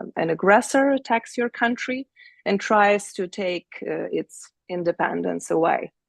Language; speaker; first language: English; non-native, fluent; Ukrainian